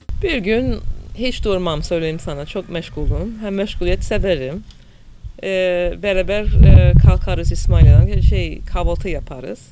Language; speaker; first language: Turkish; non-native, fluent; English